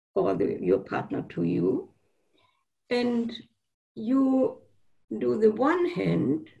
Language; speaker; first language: English; non-native, fluent; German